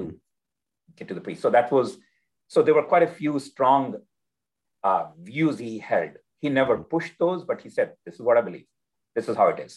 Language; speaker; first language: English; non-native, local second language; Hindi